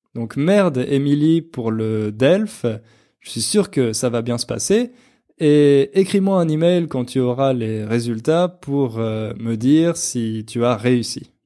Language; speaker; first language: French; native; French